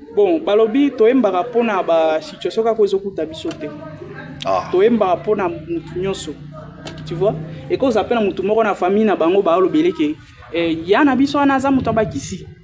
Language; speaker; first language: Lingala; native; Lingala